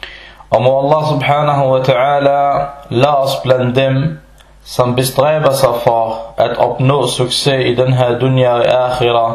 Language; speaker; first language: Danish; non-native, fluent; Arabic